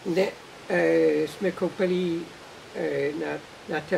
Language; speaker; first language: Czech; non-native, learner; English